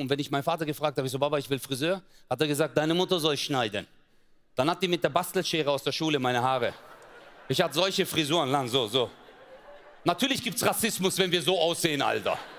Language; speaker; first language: German; early bilingual, other home language; Turkish